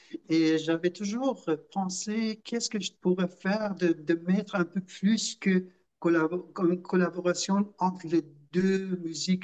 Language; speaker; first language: French; non-native, fluent; Persian